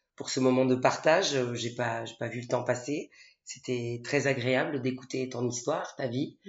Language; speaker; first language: French; native; French